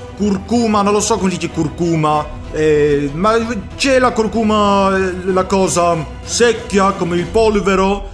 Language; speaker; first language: Italian; non-native, learner; Swedish